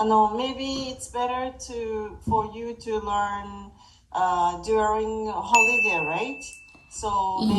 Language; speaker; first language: English; non-native, fluent; Japanese